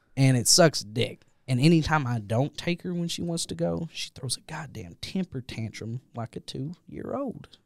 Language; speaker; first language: English; native; English